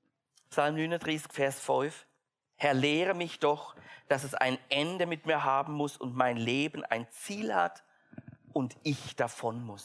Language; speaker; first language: German; native; German